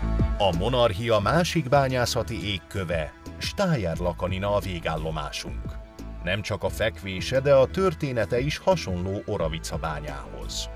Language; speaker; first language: Hungarian; native; Hungarian